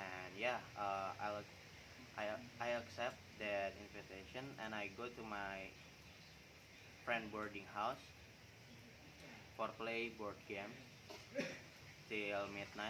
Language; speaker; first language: English; non-native, learner; Indonesian